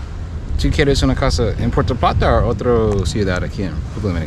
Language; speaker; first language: Spanish; non-native, learner; English